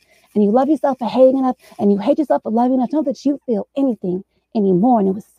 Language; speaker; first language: English; native; English